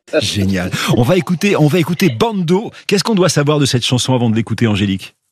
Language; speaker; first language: French; native; French